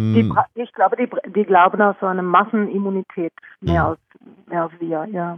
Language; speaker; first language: German; non-native, fluent; Norwegian